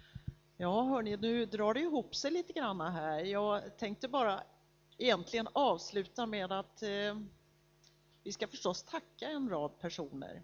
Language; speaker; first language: Swedish; native; Swedish